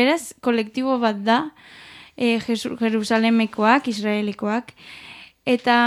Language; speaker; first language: Basque; non-native, local second language; Spanish